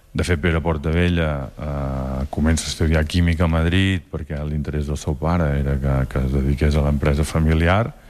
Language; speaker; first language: Catalan; native; Catalan